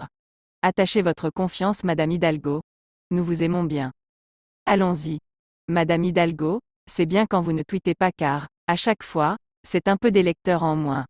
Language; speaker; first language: French; native; French